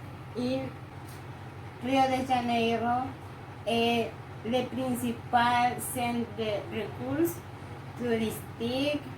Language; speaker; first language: French; non-native, learner; Spanish